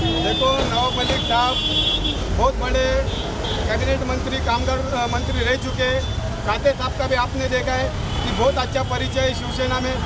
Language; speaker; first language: Hindi; native; Hindi